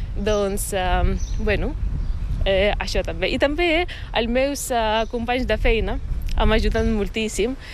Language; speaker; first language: Catalan; non-native, learner; Ukrainian